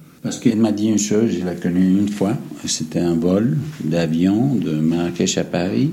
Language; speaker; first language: French; non-native, fluent; English